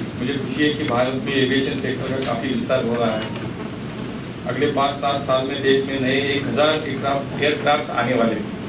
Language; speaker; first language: Hindi; non-native, local second language; Marathi